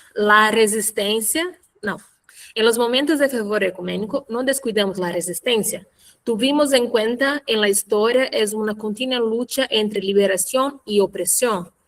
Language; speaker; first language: Spanish; non-native, fluent; Portuguese